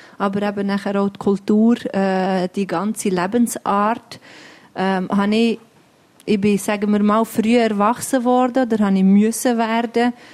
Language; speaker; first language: German; early bilingual, other home language; Albanian